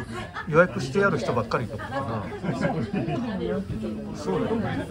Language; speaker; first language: Japanese; native; Japanese